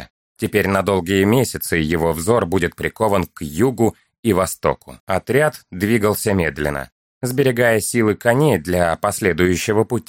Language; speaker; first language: Russian; native; Russian